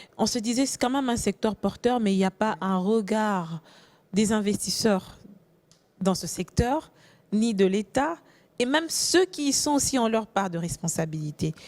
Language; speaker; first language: French; non-native, local second language; Lingala